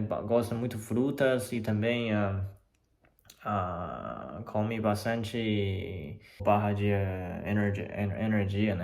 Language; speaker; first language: Portuguese; non-native, fluent; Chinese